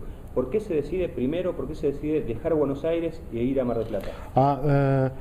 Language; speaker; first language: Spanish; native; Spanish